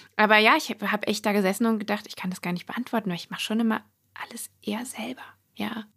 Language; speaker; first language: German; native; German